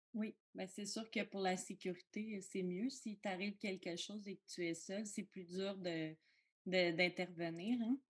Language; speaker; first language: French; native; French